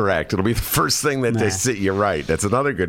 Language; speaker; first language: English; native; English